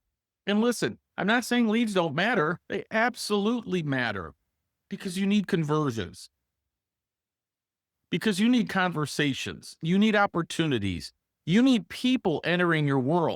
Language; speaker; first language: English; native; English